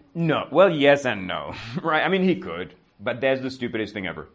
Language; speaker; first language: English; non-native, fluent; Czech